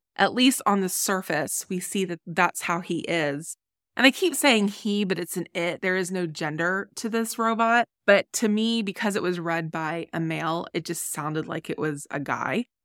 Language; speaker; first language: English; native; English